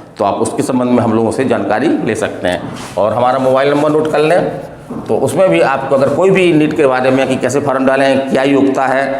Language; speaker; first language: Hindi; native; Hindi